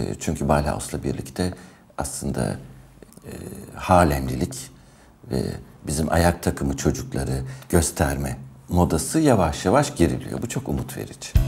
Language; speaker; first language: Turkish; early bilingual, heritage; Turkish